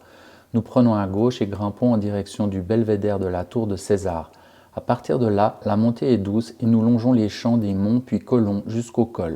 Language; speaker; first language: French; native; French